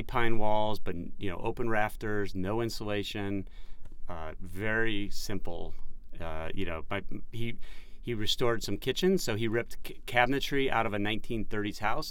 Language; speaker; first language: English; native; English